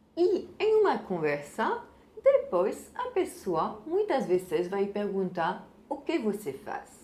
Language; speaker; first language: Portuguese; non-native, fluent; French